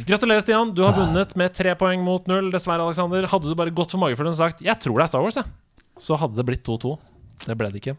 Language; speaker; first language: Norwegian; native; Norwegian